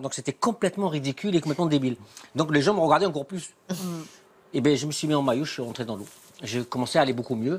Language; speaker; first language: French; native; French